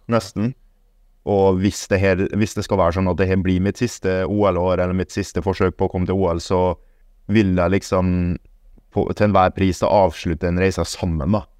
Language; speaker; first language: Norwegian; early bilingual, other home language; German